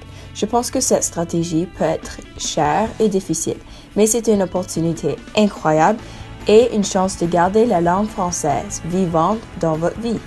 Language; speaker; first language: French; non-native, local second language; English